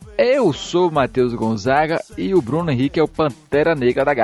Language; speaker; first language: Portuguese; native; Portuguese